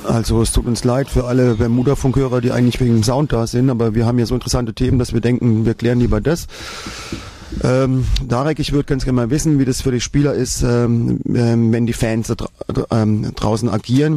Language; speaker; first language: German; native; German